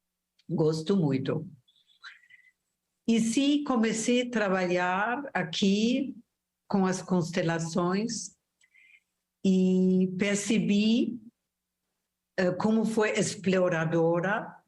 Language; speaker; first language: Portuguese; non-native, fluent; German